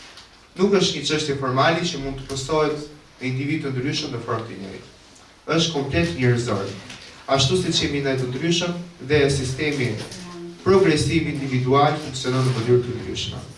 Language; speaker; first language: Albanian; native; Albanian